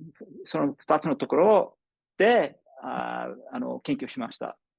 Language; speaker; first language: Japanese; non-native, fluent; English